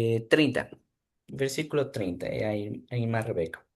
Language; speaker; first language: Spanish; non-native, learner; Portuguese